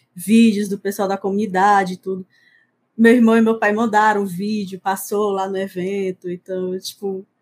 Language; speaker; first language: Portuguese; native; Portuguese